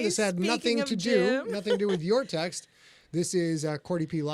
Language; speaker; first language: English; native; English